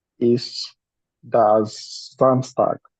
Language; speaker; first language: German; non-native, learner; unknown